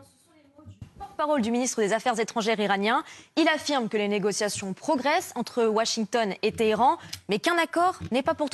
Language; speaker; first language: French; native; French